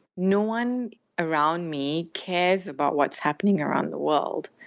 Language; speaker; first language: English; native; English